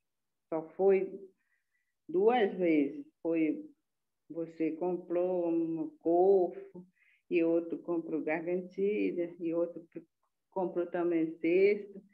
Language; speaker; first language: Portuguese; non-native, local second language; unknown